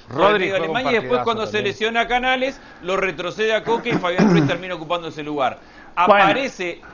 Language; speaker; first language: Spanish; native; Spanish